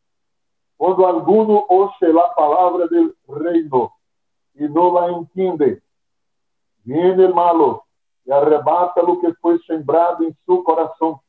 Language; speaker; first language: Spanish; non-native, fluent; Portuguese